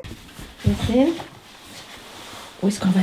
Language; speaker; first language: French; non-native, local second language; Arabic